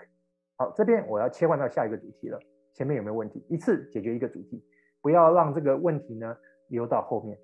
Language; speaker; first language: Chinese; native; Chinese